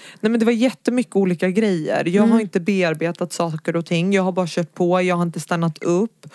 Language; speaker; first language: Swedish; early bilingual, other home language; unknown